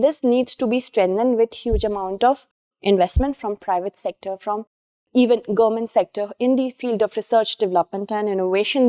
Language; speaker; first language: English; non-native, local second language; Hindi